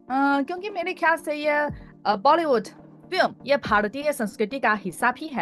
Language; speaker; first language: Hindi; non-native, fluent; Chinese